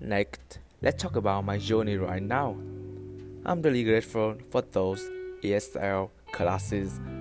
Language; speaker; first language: English; non-native, learner; Vietnamese